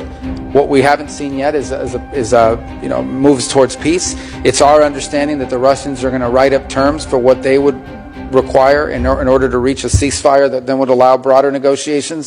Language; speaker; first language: English; native; English